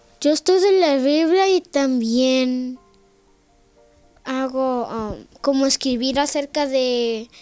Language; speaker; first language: Spanish; early bilingual, heritage; Spanish